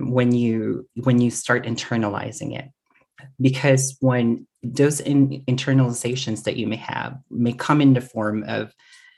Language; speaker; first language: English; non-native, local second language; Filipino